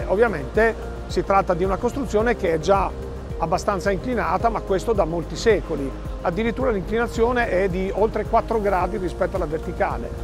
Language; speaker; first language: Italian; native; Italian